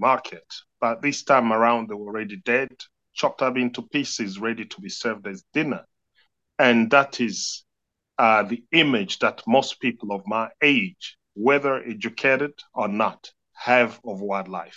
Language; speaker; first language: English; non-native, fluent; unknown